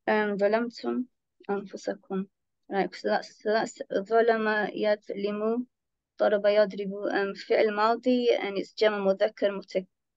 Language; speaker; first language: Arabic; non-native, learner; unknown